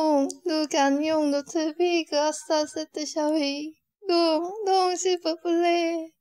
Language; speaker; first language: French; non-native, learner; Korean